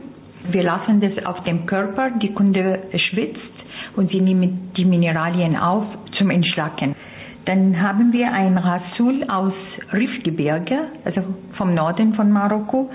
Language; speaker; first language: German; non-native, fluent; Arabic